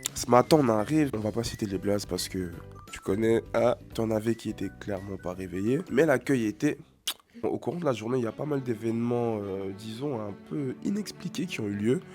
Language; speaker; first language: French; native; French